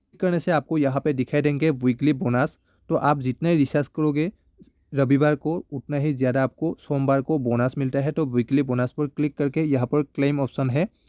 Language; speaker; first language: Hindi; non-native, local second language; Bangla